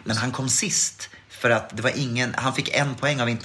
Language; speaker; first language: Swedish; native; Swedish